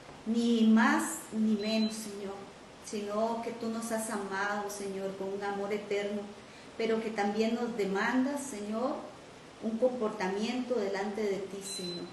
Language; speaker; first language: Spanish; native; Spanish